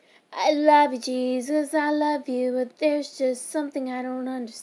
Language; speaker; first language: English; native; English